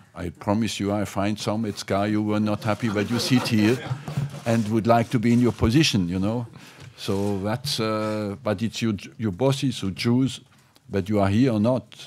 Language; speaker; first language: English; non-native, fluent; French